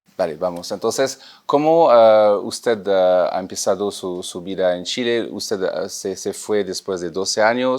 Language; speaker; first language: Spanish; non-native, fluent; French